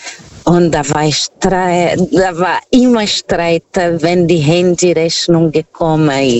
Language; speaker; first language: German; non-native, fluent; Portuguese